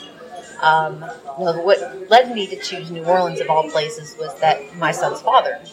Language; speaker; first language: English; native; English